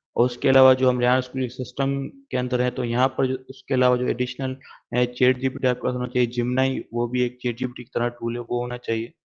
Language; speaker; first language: Urdu; non-native, local second language; Sindhi